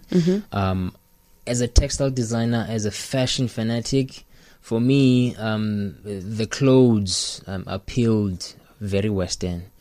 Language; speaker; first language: English; non-native, local second language; Xhosa